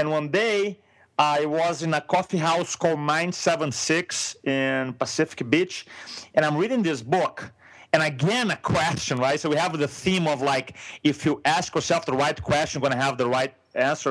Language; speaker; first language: English; non-native, fluent; Portuguese